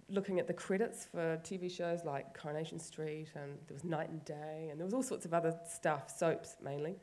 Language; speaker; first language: English; native; English